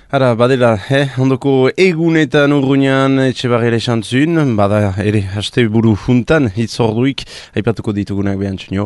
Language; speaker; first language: Basque; native; Basque